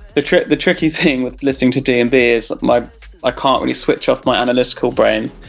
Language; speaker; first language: English; native; English